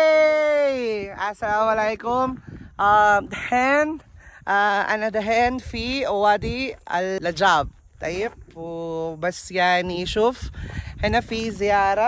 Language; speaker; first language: Arabic; non-native, learner; Filipino